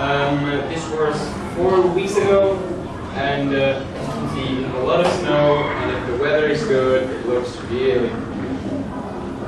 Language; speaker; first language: English; non-native, fluent; German